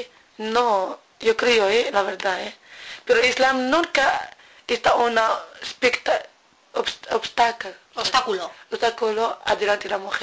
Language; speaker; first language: Spanish; non-native, learner; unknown